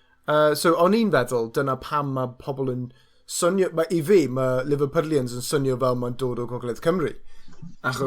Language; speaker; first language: Welsh; non-native, learner; English